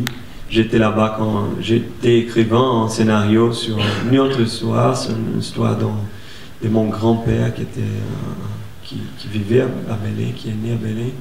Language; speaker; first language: French; non-native, fluent; Portuguese